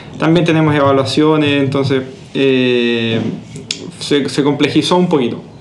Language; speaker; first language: Spanish; native; Spanish